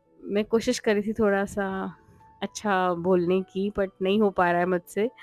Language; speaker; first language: Hindi; native; Hindi